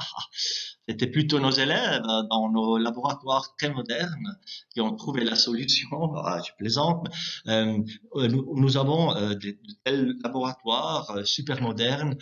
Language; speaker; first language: French; non-native, local second language; German